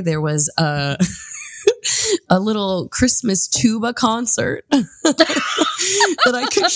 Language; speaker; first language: English; native; English